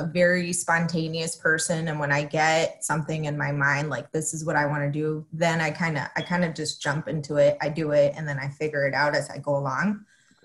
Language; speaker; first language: English; early bilingual, other home language; Spanish